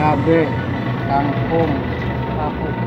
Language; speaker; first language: Indonesian; non-native, local second language; Sundanese